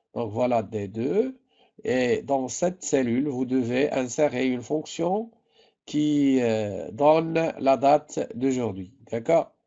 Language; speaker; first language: French; non-native, local second language; Arabic